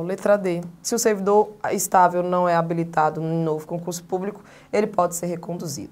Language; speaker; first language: Portuguese; native; Portuguese